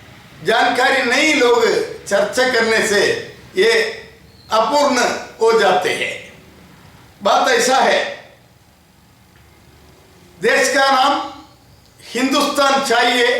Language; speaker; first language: Hindi; non-native, local second language; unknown